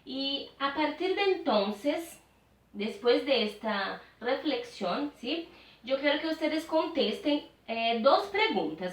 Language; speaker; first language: Spanish; non-native, fluent; Portuguese